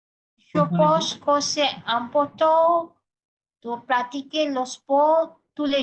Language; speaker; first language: French; non-native, learner; Bangla